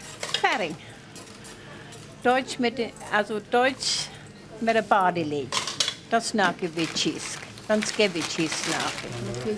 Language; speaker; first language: German; non-native, local second language; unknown